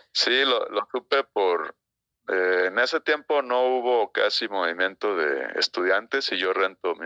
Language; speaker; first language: Spanish; native; Spanish